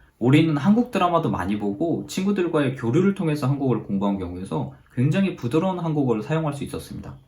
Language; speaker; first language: Korean; native; Korean